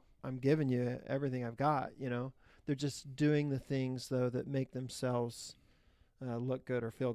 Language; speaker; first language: English; native; English